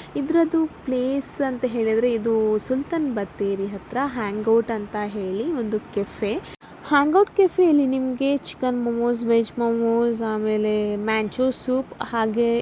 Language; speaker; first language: Kannada; non-native, local second language; Tulu